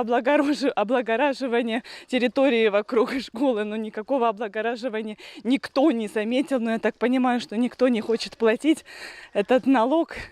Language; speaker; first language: Russian; native; Russian